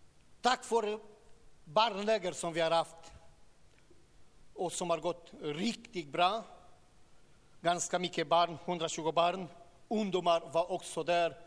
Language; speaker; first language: Swedish; non-native, learner; Romanian